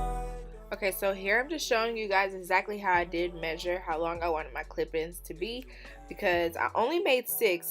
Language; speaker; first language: English; native; English